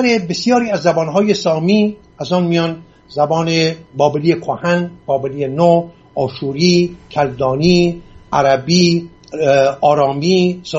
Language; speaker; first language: Persian; non-native, local second language; Assyrian Neo-Aramaic